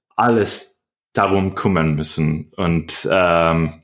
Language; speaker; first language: German; non-native, learner; English